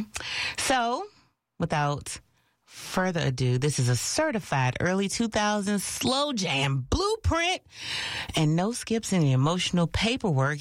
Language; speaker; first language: English; native; English